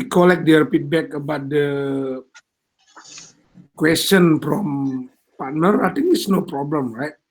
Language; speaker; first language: English; non-native, learner; Indonesian